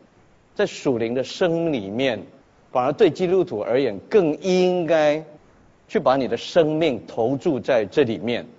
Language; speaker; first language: Chinese; native; Chinese